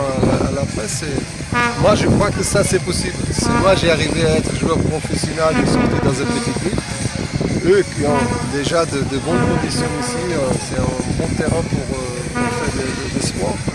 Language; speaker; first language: French; non-native, fluent; Portuguese